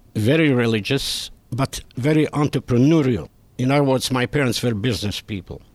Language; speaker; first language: English; non-native, fluent; Hungarian